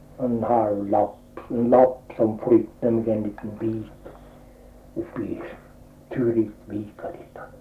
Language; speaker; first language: Swedish; native; Swedish